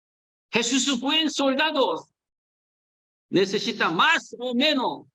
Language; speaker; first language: Spanish; non-native, learner; Korean